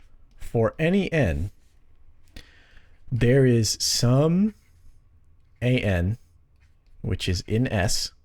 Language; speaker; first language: English; native; English